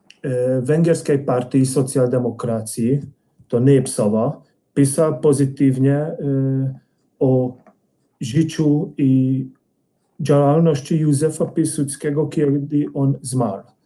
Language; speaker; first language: Polish; non-native, fluent; Hungarian